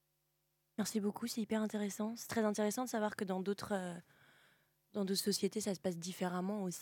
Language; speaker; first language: French; native; French